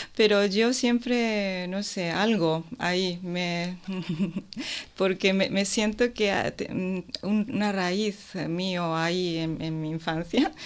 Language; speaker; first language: Spanish; non-native, fluent; Japanese